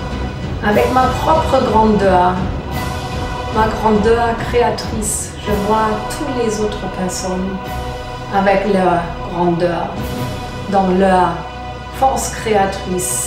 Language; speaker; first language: French; non-native, learner; German